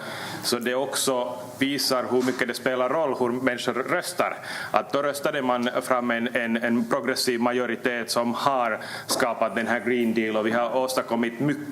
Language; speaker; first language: Swedish; native; Swedish